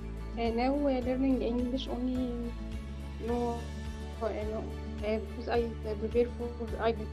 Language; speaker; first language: English; non-native, learner; Arabic